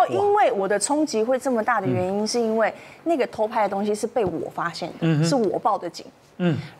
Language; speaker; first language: Chinese; native; Chinese